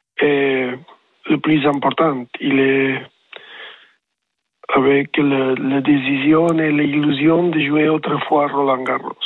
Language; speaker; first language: French; non-native, learner; Spanish